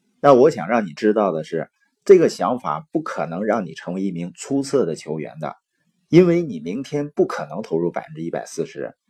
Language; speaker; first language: Chinese; native; Chinese